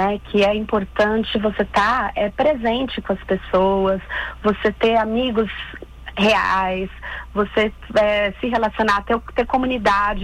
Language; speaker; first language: Portuguese; native; Portuguese